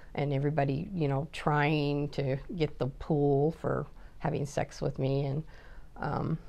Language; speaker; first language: English; native; English